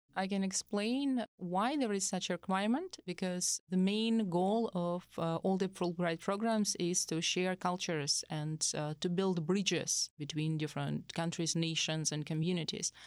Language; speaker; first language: English; non-native, fluent; Russian